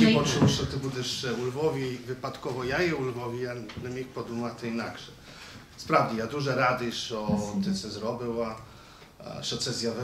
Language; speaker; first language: Ukrainian; native; Ukrainian